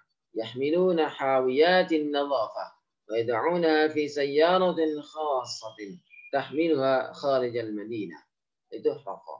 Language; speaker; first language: Arabic; non-native, fluent; Indonesian